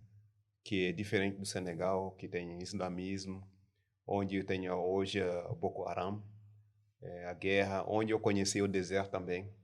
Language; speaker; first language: Portuguese; non-native, learner; French